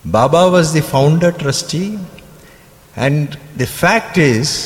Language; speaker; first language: English; non-native, local second language; Telugu